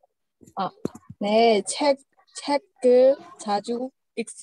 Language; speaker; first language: Korean; non-native, learner; Burmese